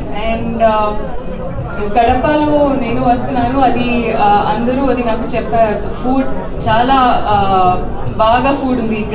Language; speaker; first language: Telugu; non-native, learner; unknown